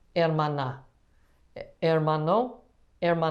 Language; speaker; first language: Spanish; non-native, learner; English